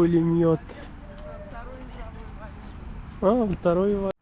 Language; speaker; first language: Russian; non-native, learner; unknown